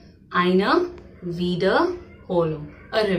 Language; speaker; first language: German; non-native, fluent; Hindi